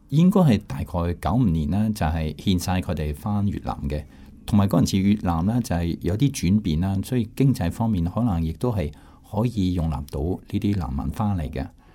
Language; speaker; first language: Cantonese; non-native, fluent; French